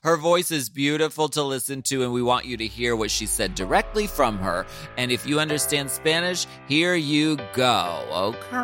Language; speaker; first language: English; native; English